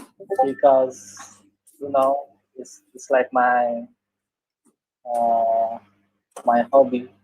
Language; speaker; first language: English; non-native, learner; Indonesian